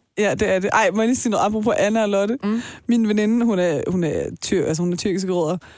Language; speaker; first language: Danish; native; Danish